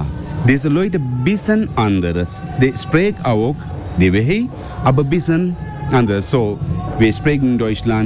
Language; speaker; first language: German; non-native, learner; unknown